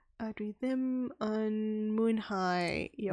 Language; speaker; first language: Welsh; non-native, learner; English